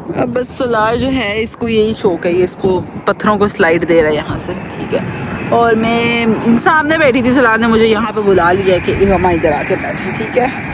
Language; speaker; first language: Urdu; native; Urdu